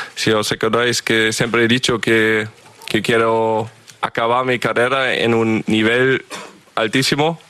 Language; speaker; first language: Spanish; non-native, fluent; German